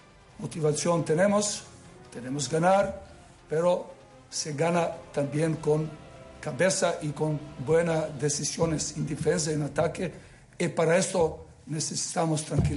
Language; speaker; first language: Spanish; non-native, learner; Serbian